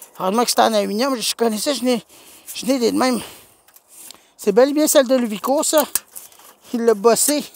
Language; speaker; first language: French; native; French